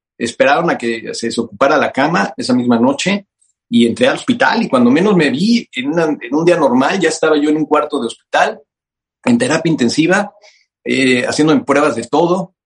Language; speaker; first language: Spanish; native; Spanish